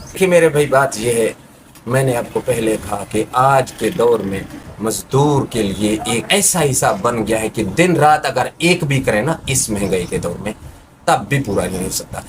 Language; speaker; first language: Urdu; non-native, local second language; Punjabi